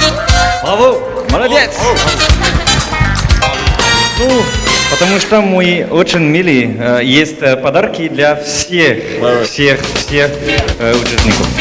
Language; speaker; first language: Russian; non-native, learner; French